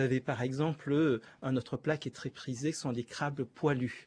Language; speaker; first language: French; native; French